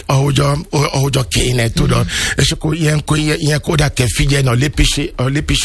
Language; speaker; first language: Hungarian; non-native, learner; Yoruba